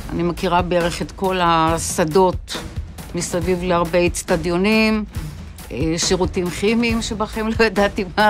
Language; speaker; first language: Hebrew; native; Hebrew